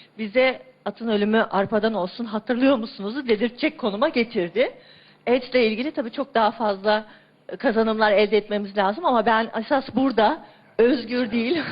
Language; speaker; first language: Turkish; native; Turkish